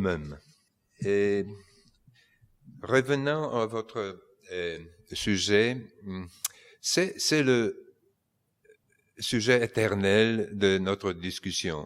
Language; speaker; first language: French; non-native, fluent; Polish